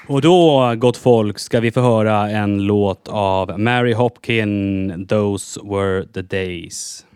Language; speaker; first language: Swedish; native; Swedish